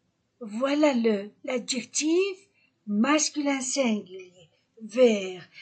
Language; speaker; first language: French; non-native, fluent; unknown